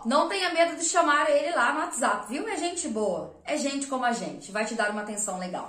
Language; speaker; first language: Portuguese; native; Portuguese